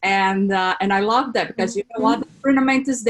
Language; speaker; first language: English; non-native, fluent; Portuguese